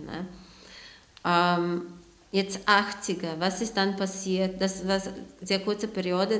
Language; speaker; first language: German; non-native, fluent; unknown